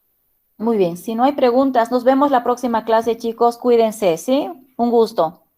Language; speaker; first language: Spanish; native; Spanish